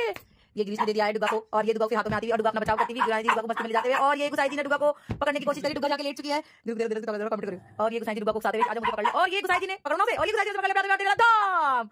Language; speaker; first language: Hindi; native; Hindi